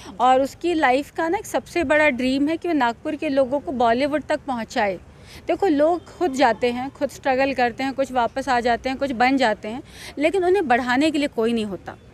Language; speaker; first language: Hindi; native; Hindi